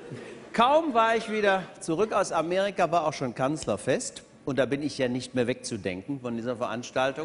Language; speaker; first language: German; native; German